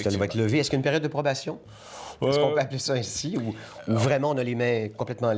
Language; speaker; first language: French; native; French